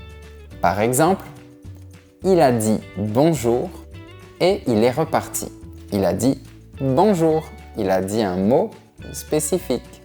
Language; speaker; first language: French; native; French